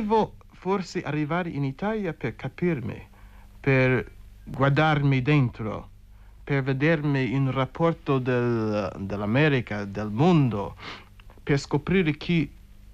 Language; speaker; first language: Italian; non-native, fluent; English